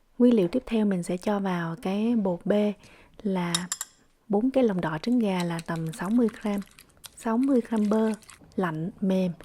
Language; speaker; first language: Vietnamese; native; Vietnamese